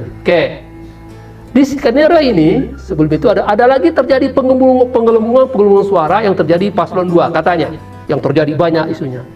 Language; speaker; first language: Indonesian; native; Indonesian